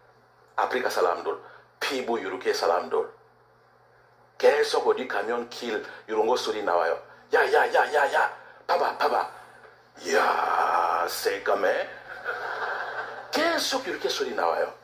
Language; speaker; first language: Korean; non-native, learner; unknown